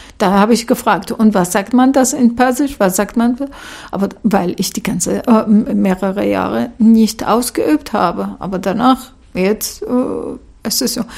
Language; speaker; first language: German; non-native, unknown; Arabic